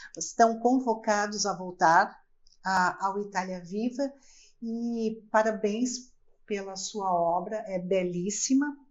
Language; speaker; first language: Portuguese; native; Portuguese